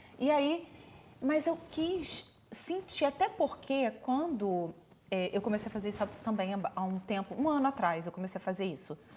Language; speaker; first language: Portuguese; native; Portuguese